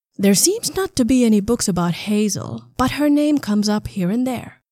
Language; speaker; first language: English; non-native, fluent; Finnish